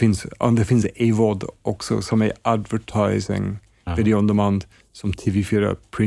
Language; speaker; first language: Swedish; non-native, fluent; English